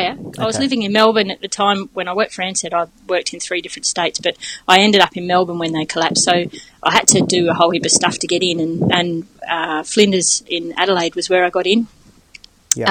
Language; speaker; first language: English; native; English